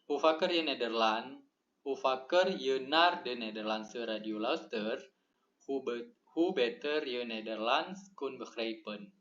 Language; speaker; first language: Dutch; non-native, learner; Indonesian